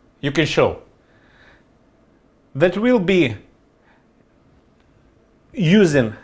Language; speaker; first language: English; non-native, learner; Russian